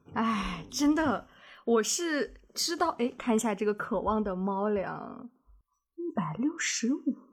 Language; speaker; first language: Chinese; native; Chinese